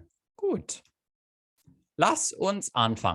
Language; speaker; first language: German; non-native, fluent; English